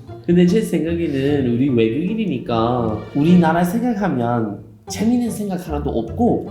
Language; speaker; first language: Korean; non-native, learner; English